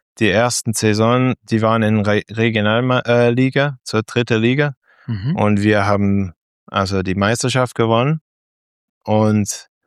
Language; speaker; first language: German; non-native, learner; English